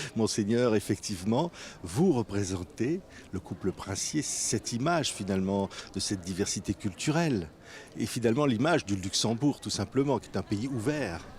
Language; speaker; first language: French; native; French